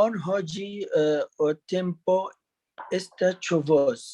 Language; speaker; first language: Portuguese; non-native, learner; Arabic